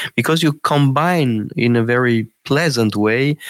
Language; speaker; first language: English; non-native, fluent; Romanian